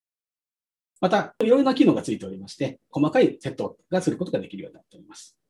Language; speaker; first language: Japanese; native; Japanese